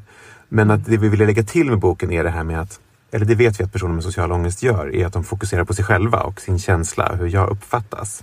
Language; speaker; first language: Swedish; native; Swedish